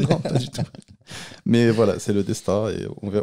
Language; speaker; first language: French; native; French